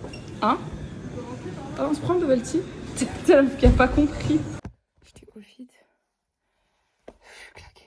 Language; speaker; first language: French; native; French